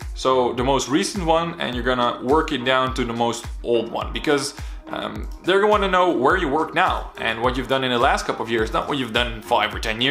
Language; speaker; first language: English; non-native, fluent; Dutch